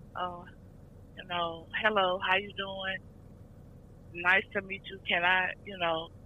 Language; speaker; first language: English; native; English